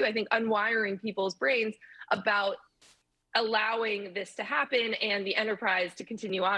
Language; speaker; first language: English; native; English